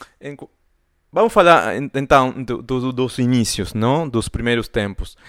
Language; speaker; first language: Portuguese; non-native, fluent; Spanish